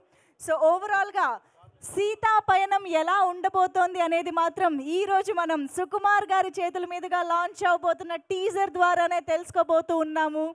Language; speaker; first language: Telugu; native; Telugu